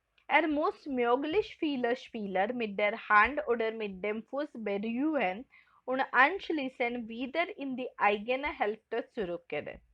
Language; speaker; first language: German; non-native, fluent; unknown